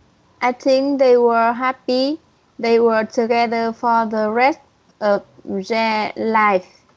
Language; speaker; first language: English; non-native, learner; Vietnamese